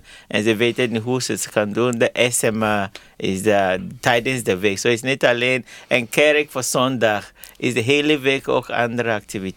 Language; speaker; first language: Dutch; non-native, learner; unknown